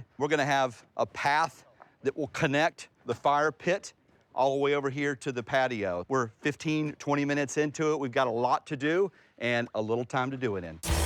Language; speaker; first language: English; native; English